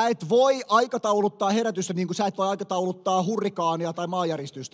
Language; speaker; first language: Finnish; native; Finnish